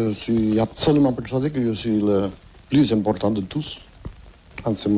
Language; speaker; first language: French; non-native, fluent; Catalan